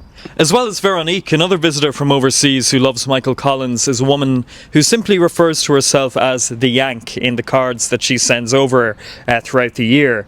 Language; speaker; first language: English; native; English